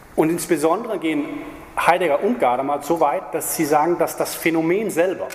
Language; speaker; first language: German; non-native, fluent; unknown